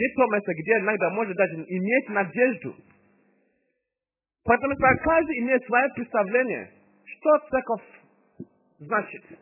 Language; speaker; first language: Russian; non-native, fluent; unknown